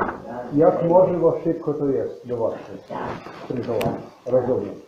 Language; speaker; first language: Polish; non-native, learner; Slovenian